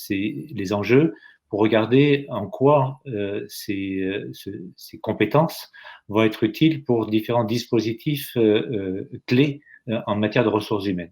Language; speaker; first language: French; native; French